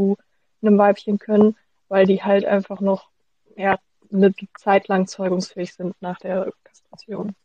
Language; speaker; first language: German; native; German